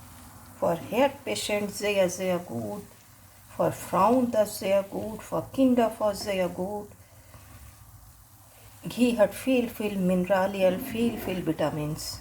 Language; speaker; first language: German; non-native, learner; Hindi